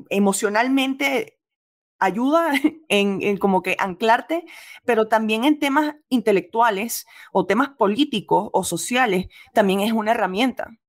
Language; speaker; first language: Spanish; native; Spanish